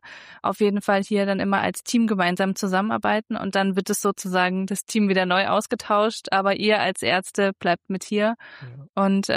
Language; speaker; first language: German; native; German